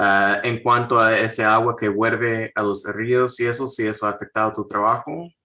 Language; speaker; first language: Spanish; non-native, fluent; English